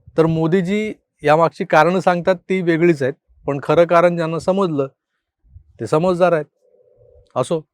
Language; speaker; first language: Marathi; native; Marathi